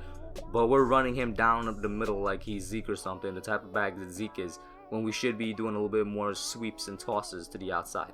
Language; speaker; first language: English; native; English